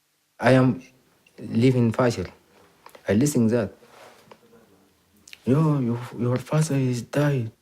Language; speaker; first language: English; non-native, learner; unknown